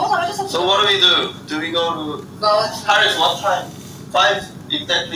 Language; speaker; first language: English; non-native, learner; Korean